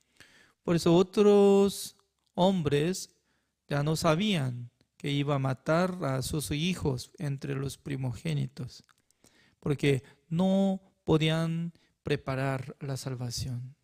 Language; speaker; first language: Spanish; non-native, fluent; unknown